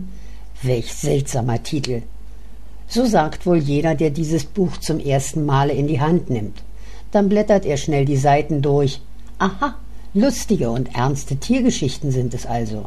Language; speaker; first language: German; native; German